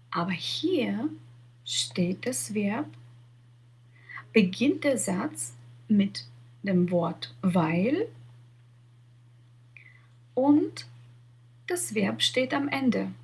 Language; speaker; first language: German; non-native, fluent; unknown